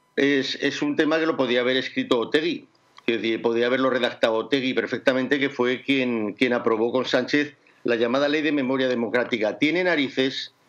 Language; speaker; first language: Spanish; native; Spanish